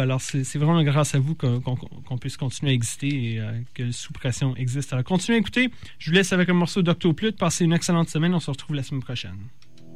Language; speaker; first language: French; native; French